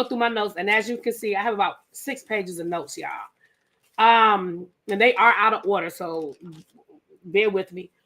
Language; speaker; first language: English; native; English